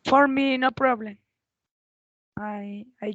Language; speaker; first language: English; non-native, learner; Spanish